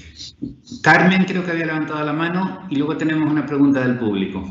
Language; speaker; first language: Spanish; native; Spanish